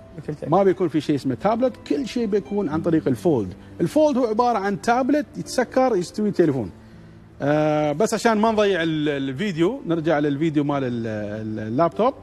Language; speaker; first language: Arabic; native; Arabic